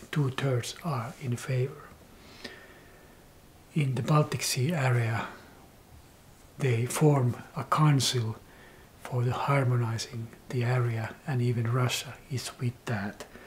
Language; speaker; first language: English; non-native, fluent; Finnish